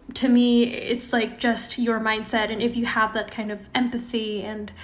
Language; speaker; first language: English; non-native, fluent; Indonesian